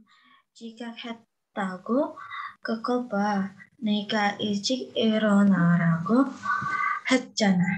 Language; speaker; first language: Korean; non-native, learner; Indonesian